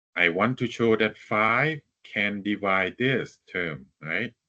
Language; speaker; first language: English; non-native, fluent; Thai